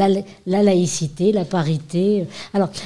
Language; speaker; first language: French; native; French